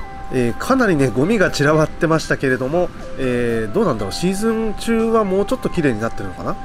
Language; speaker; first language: Japanese; native; Japanese